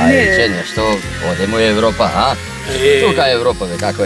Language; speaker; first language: Macedonian; native; Macedonian